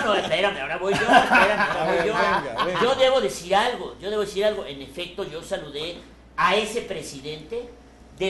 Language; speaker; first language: Spanish; native; Spanish